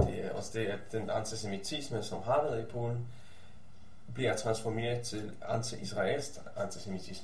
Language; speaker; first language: Danish; non-native, fluent; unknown